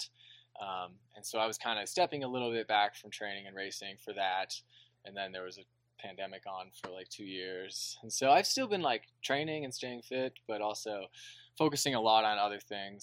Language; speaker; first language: English; native; English